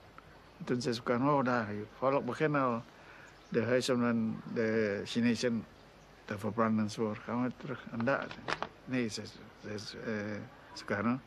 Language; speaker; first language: Dutch; non-native, local second language; Indonesian